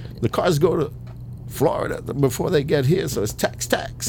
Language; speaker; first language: English; early bilingual, other home language; Spanish